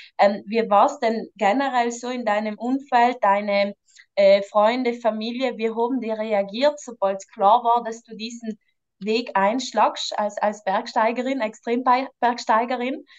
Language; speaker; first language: German; native; German